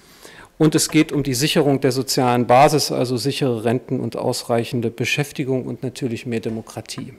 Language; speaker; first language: German; native; German